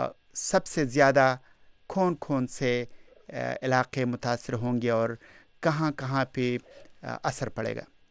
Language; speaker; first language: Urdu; non-native, local second language; Pashto